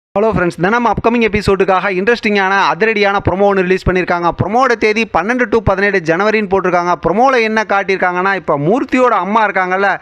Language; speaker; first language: Tamil; native; Tamil